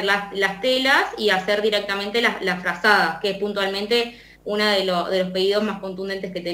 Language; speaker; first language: Spanish; native; Spanish